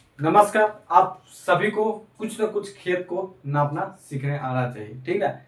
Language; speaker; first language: Hindi; native; Hindi